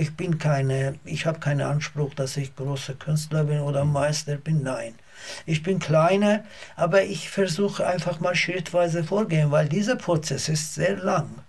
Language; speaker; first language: German; non-native, learner; Azerbaijani